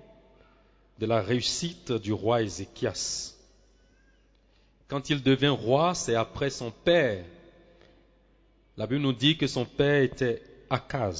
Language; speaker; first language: French; non-native, local second language; Swahili